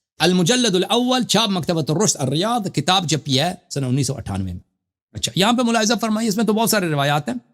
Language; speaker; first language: Urdu; non-native, fluent; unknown